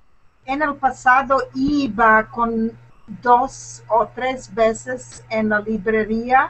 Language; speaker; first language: Spanish; non-native, learner; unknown